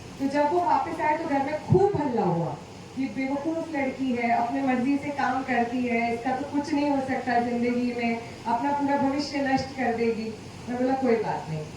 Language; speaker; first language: Hindi; non-native, local second language; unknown